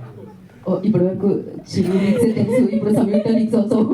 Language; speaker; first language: Telugu; native; Telugu